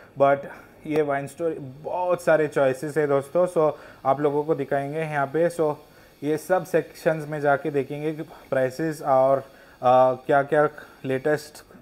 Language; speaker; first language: Hindi; non-native, local second language; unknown